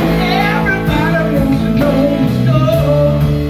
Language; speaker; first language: English; native; English